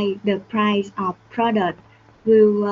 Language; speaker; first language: English; non-native, learner; Vietnamese